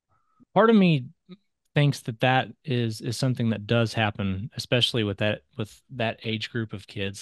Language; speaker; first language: English; native; English